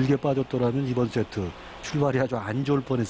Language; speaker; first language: Korean; native; Korean